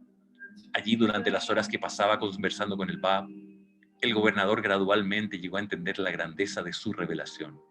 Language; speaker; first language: Spanish; native; Spanish